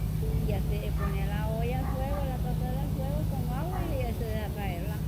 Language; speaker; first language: Spanish; native; Spanish